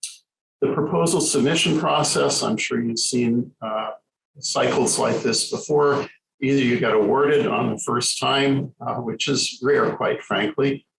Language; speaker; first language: English; native; English